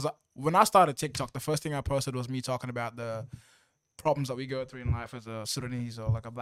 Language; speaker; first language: English; early bilingual, other home language; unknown